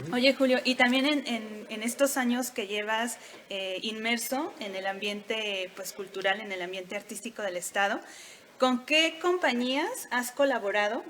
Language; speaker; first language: Spanish; native; Spanish